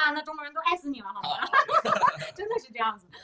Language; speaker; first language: Chinese; native; Chinese